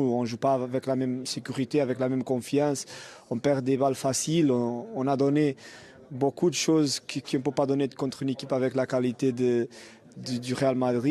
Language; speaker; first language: French; non-native, fluent; Portuguese